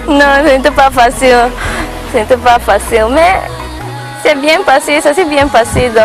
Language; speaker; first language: French; non-native, local second language; English